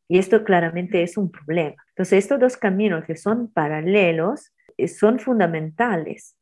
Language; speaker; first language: Spanish; non-native, fluent; Italian